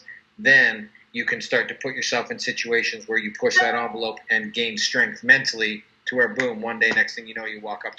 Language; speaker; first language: English; native; English